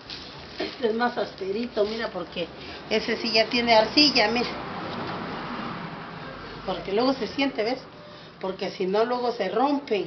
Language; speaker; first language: Spanish; native; Spanish